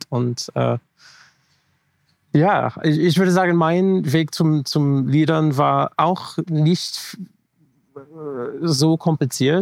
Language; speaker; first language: German; non-native, fluent; English